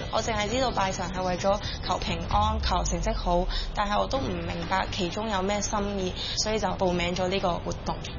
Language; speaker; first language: Cantonese; non-native, local second language; Min Nan Chinese